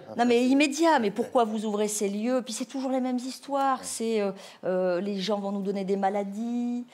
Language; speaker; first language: French; native; French